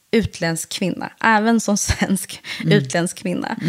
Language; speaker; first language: Swedish; early bilingual, other home language; Persian